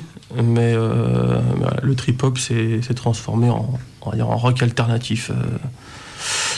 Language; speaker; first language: French; native; French